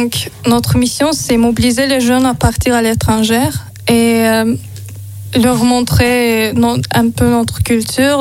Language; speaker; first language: French; non-native, learner; Azerbaijani